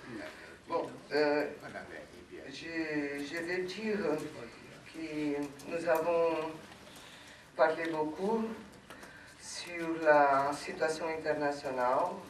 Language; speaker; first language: French; non-native, fluent; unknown